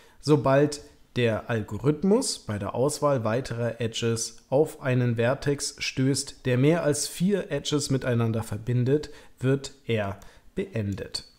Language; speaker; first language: German; native; German